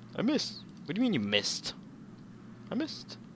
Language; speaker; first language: English; native; English